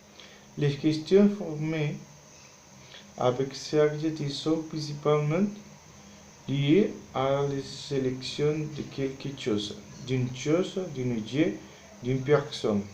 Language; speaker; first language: French; non-native, learner; Spanish